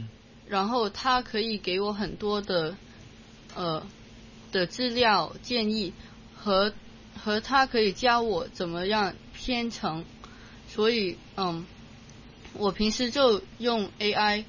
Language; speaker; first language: Chinese; non-native, local second language; Cantonese